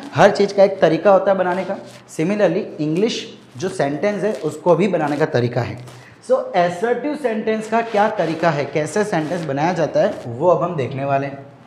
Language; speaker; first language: Hindi; native; Hindi